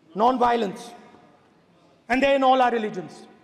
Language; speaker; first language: English; non-native, local second language; Hindi